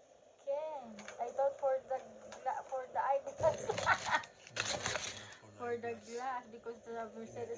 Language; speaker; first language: English; non-native, learner; Filipino